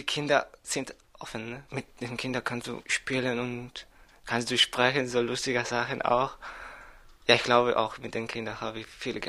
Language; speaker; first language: German; non-native, learner; Spanish